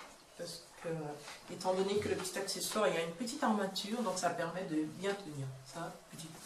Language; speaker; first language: French; native; French